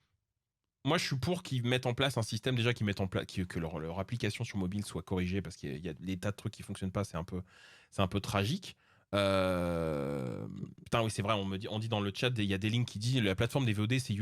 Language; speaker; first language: French; native; French